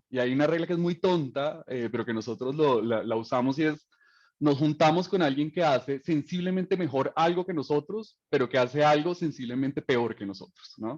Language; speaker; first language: Spanish; native; Spanish